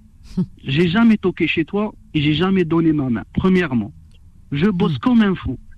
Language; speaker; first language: French; non-native, local second language; Arabic